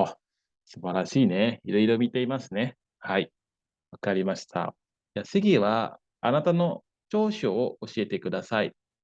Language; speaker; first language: Japanese; non-native, fluent; Indonesian